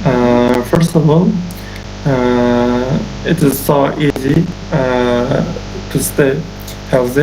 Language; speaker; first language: English; non-native, learner; Uzbek